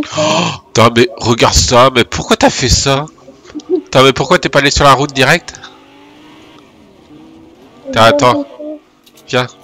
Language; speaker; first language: French; native; French